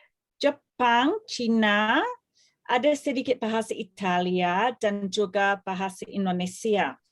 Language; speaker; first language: Indonesian; non-native, fluent; English